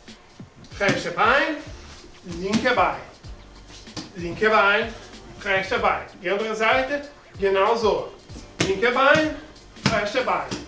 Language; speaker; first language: German; non-native, learner; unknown